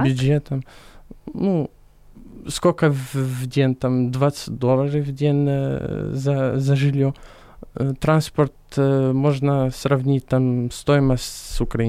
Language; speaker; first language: Russian; non-native, fluent; Arabic